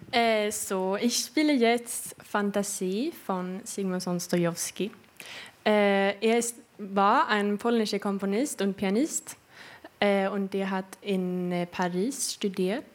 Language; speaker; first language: German; non-native, learner; Swedish